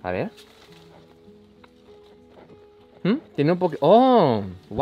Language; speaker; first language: Spanish; native; Spanish